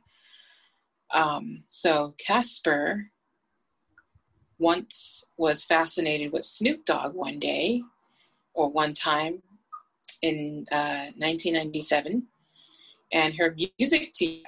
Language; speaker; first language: English; native; English